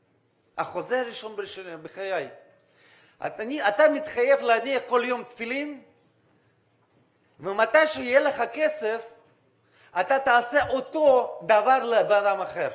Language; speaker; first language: Hebrew; non-native, fluent; Russian